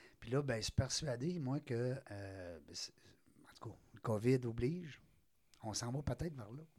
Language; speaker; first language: French; native; French